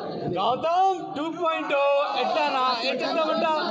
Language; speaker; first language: Telugu; non-native, learner; Hindi